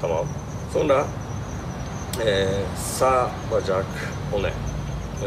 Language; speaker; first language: Turkish; non-native, learner; Japanese